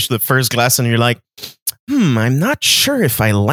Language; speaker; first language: English; non-native, fluent; French